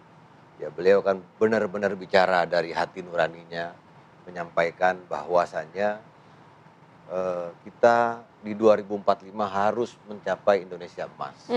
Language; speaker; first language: Indonesian; native; Indonesian